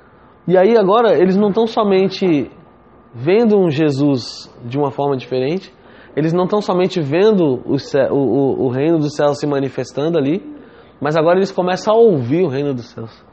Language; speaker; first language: Portuguese; native; Portuguese